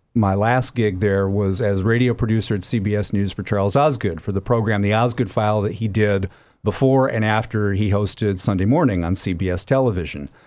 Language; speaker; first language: English; native; English